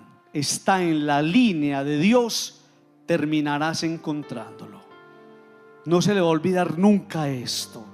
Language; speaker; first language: Spanish; native; Spanish